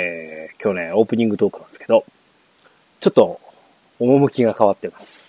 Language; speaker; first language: Japanese; native; Japanese